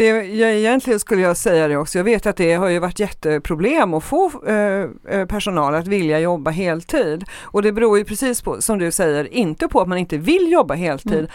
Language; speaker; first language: Swedish; native; Swedish